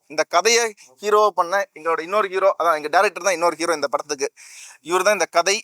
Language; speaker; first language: Tamil; native; Tamil